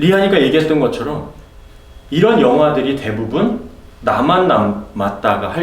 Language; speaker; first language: Korean; native; Korean